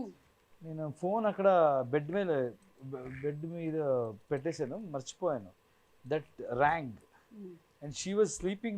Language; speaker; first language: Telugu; non-native, fluent; Kannada